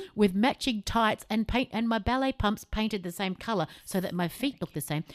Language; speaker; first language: English; native; English